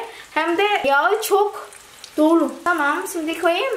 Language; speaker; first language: Turkish; non-native, learner; Indonesian